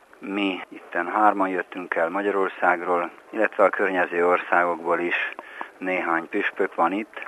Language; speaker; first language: Hungarian; native; Hungarian